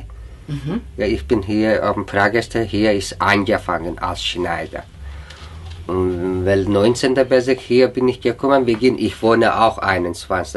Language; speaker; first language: German; non-native, learner; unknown